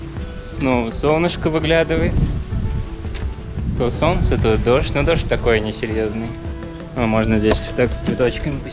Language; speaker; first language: Russian; native; Russian